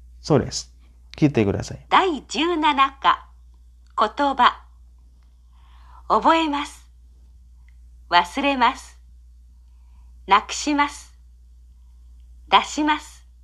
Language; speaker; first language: Japanese; non-native, fluent; Indonesian